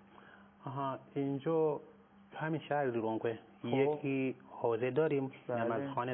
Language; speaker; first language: Persian; non-native, fluent; Nyanja